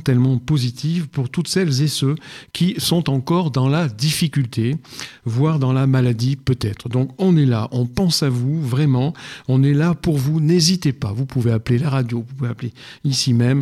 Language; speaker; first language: French; native; French